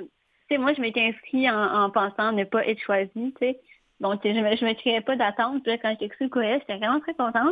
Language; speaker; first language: French; native; French